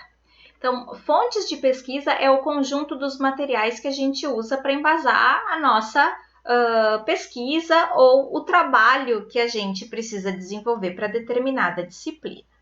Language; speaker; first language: Portuguese; native; Portuguese